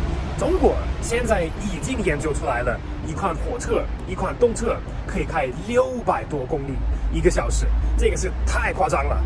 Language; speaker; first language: Chinese; non-native, fluent; German